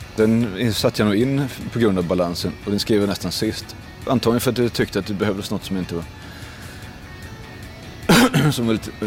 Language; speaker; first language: Swedish; native; Swedish